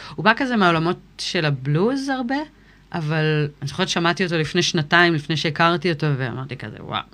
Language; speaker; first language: Hebrew; early bilingual, other home language; English